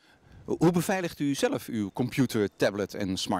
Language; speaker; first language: Dutch; native; Dutch